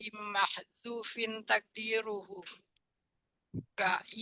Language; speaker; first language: Arabic; non-native, learner; Indonesian